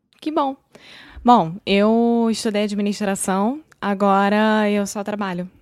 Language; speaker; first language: Portuguese; native; Portuguese